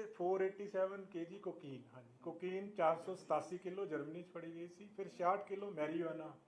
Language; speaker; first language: Hindi; non-native, local second language; Punjabi